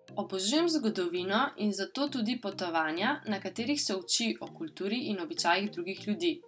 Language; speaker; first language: Slovenian; native; Slovenian